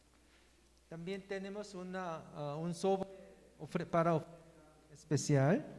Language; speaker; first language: Spanish; non-native, learner; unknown